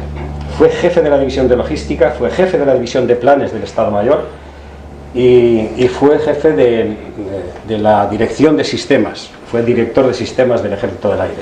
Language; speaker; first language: Spanish; native; Spanish